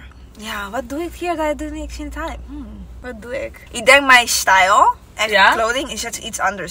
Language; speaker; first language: Dutch; non-native, learner; Italian